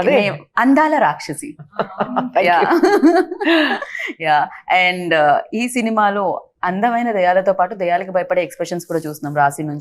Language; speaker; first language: Telugu; native; Telugu